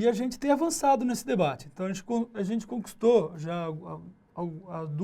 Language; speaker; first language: Portuguese; native; Portuguese